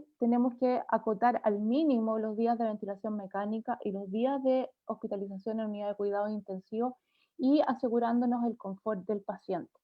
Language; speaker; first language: Spanish; native; Spanish